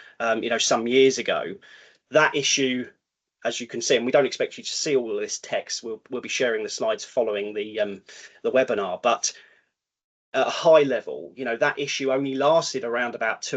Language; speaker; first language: English; native; English